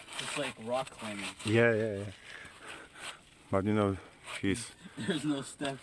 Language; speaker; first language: English; non-native, learner; Polish